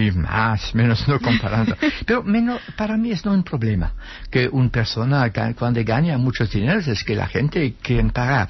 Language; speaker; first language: Spanish; non-native, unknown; Dutch